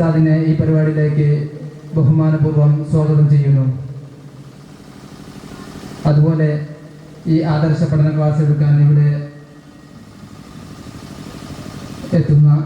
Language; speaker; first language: Malayalam; native; Malayalam